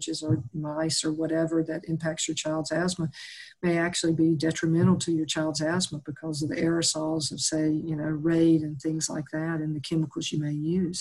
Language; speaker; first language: English; native; English